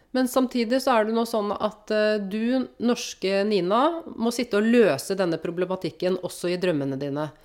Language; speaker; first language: Norwegian; native; Norwegian